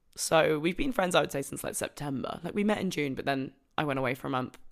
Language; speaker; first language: English; native; English